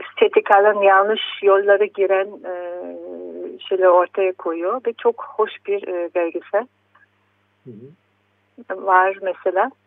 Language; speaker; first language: Turkish; non-native, fluent; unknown